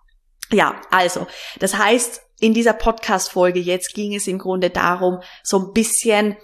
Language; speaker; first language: German; native; German